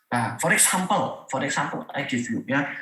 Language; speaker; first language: English; non-native, learner; Indonesian